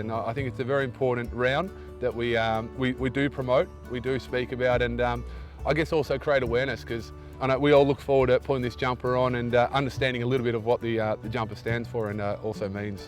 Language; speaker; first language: English; native; English